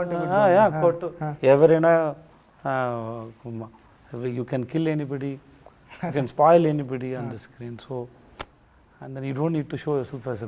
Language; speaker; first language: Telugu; non-native, learner; Tamil